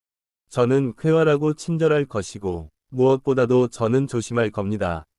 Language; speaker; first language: Korean; non-native, learner; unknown